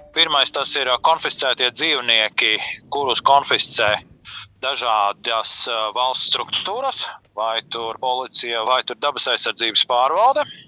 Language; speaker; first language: Latvian; native; Latvian